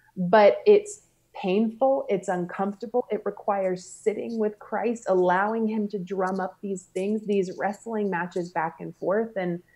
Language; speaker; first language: English; native; English